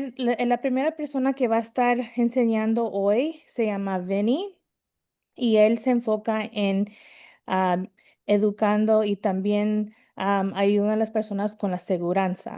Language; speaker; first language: Spanish; early bilingual, heritage; Spanish